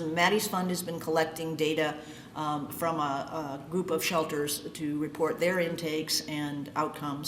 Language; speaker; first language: English; native; English